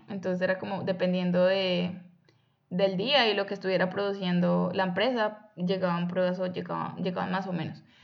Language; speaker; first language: Spanish; native; Spanish